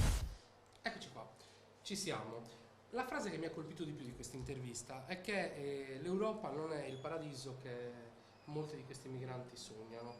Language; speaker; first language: Italian; native; Italian